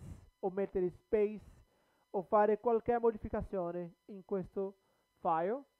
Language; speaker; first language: Italian; non-native, learner; Portuguese